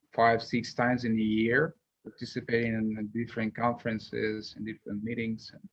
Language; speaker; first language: English; non-native, fluent; Russian